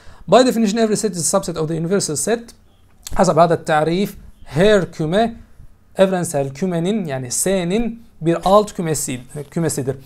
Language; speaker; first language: Turkish; non-native, fluent; Arabic